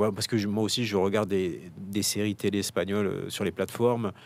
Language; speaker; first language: French; native; French